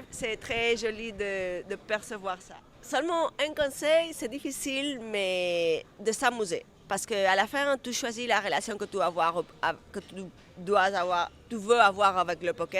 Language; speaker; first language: French; non-native, fluent; Spanish